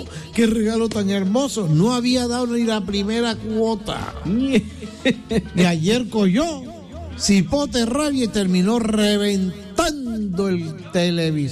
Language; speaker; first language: Spanish; native; Spanish